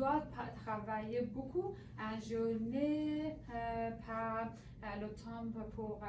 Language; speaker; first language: French; non-native, learner; Persian